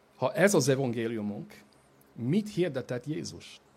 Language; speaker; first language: Hungarian; non-native, fluent; English